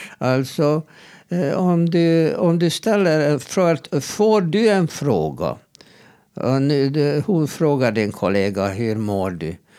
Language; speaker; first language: Swedish; non-native, fluent; Hebrew